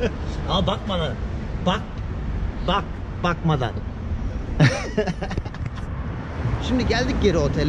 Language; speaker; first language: Turkish; native; Turkish